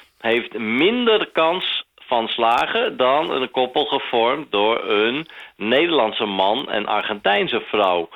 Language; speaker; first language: Dutch; native; Dutch